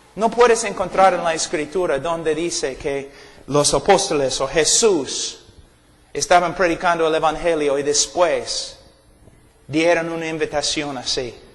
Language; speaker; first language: Spanish; non-native, fluent; English